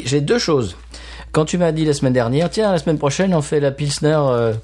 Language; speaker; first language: French; native; French